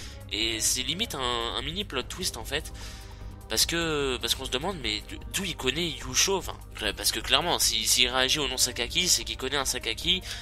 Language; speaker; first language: French; native; French